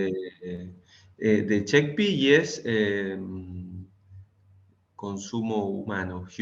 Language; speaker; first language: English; non-native, learner; Spanish